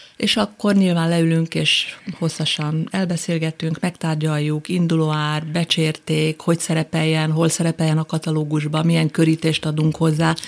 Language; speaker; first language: Hungarian; native; Hungarian